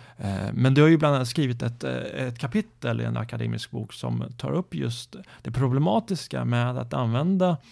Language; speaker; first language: Swedish; native; Swedish